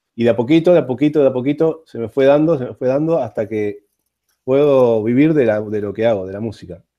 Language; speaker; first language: Spanish; native; Spanish